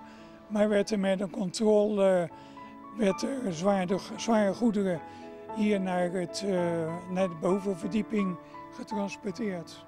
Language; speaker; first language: Dutch; native; Dutch